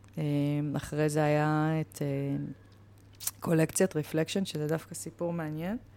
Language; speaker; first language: Hebrew; native; Hebrew